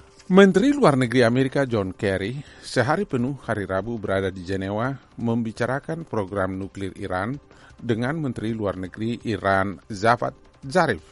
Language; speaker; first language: Indonesian; native; Indonesian